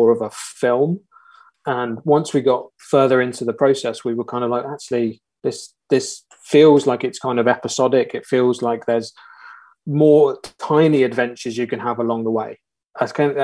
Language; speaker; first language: English; native; English